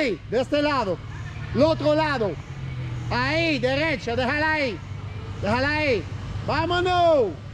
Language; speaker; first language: Spanish; non-native, fluent; French